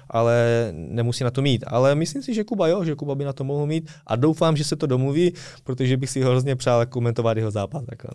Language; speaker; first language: Czech; early bilingual, other home language; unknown